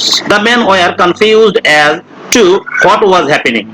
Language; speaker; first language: English; non-native, local second language; Bangla